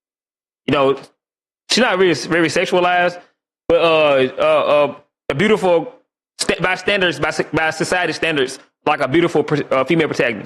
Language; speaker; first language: English; native; English